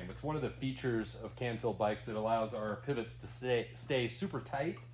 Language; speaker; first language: English; native; English